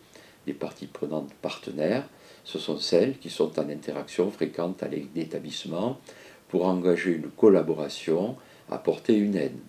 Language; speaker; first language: French; native; French